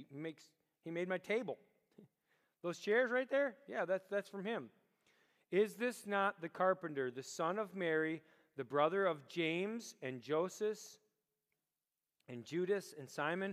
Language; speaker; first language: English; native; English